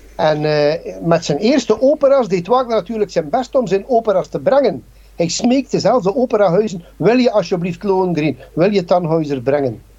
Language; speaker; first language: Dutch; native; Dutch